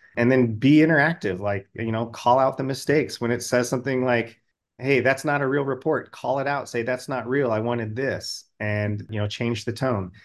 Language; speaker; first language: English; native; English